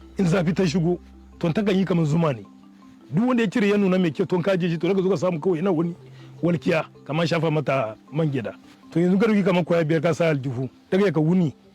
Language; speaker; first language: Hausa; non-native, local second language; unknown